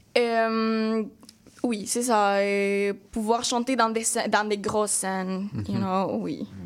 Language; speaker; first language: French; non-native, fluent; Spanish